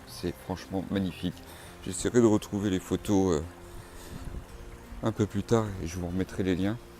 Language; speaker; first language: French; native; French